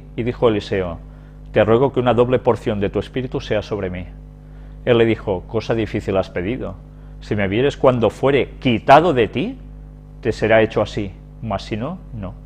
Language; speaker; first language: Spanish; native; Spanish